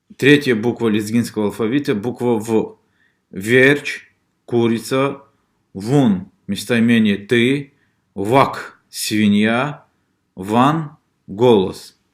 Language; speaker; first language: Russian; non-native, local second language; Lezghian